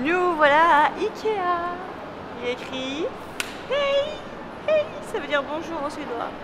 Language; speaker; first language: French; native; French